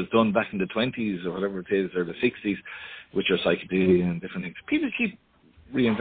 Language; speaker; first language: English; native; English